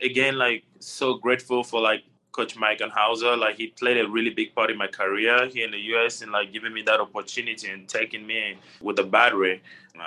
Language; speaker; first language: English; non-native, local second language; French